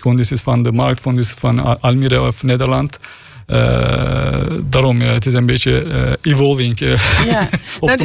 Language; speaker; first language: Dutch; non-native, learner; Turkish